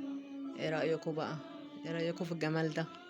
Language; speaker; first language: Arabic; native; Arabic